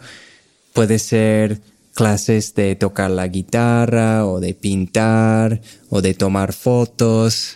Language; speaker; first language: Spanish; non-native, fluent; English